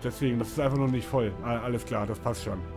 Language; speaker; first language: German; native; German